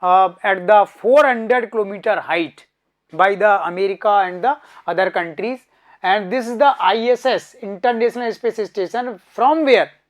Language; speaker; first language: English; non-native, local second language; Hindi